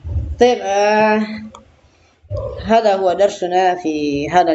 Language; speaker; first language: Arabic; non-native, fluent; Indonesian